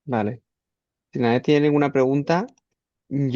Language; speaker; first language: Spanish; native; Spanish